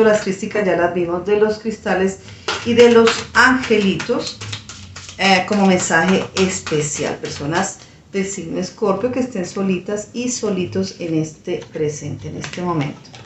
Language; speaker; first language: Spanish; native; Spanish